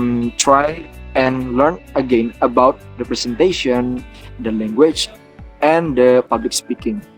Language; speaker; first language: English; non-native, learner; Indonesian